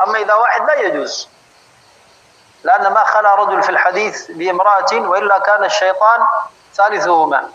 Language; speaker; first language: Arabic; non-native, fluent; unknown